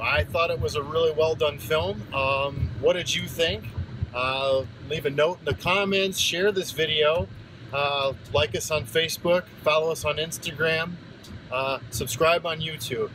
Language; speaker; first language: English; native; English